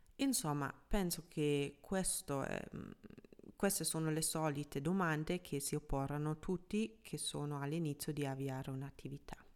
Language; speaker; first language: Italian; non-native, fluent; German